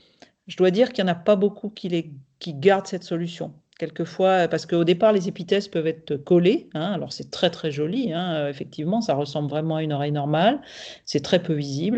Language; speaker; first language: French; native; French